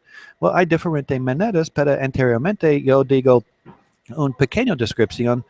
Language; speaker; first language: Spanish; non-native, learner; English